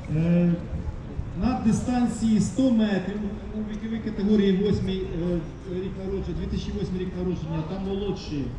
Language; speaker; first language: Ukrainian; native; Ukrainian